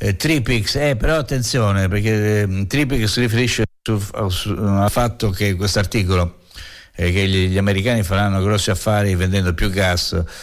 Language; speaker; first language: Italian; native; Italian